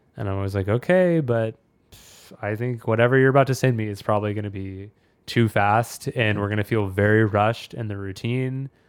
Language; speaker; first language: English; native; English